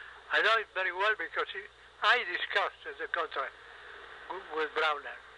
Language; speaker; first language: English; non-native, fluent; Spanish